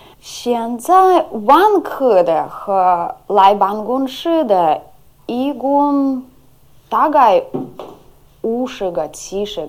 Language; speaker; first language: Chinese; non-native, fluent; Ukrainian